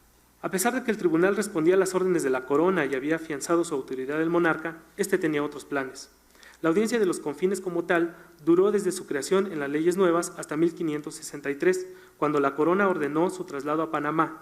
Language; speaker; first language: Spanish; native; Spanish